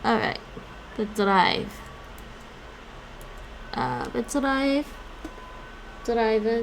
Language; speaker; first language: Dutch; non-native, learner; English